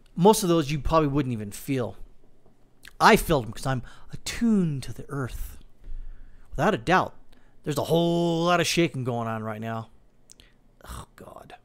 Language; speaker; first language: English; native; English